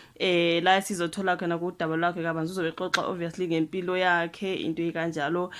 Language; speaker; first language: Zulu; non-native, local second language; Xhosa